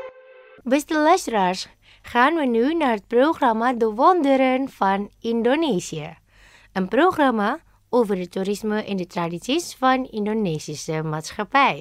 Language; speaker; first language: Dutch; non-native, fluent; Indonesian